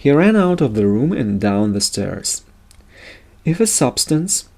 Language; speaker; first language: English; non-native, fluent; Russian